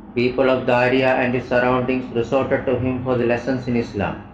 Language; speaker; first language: English; non-native, local second language; Malayalam